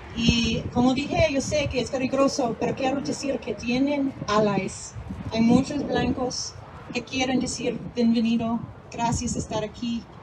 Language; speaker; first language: Spanish; non-native, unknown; English